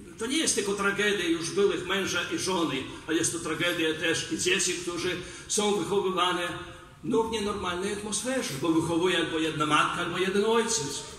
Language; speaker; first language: Polish; non-native, fluent; Belarusian